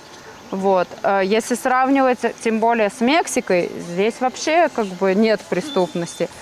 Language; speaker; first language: Russian; native; Russian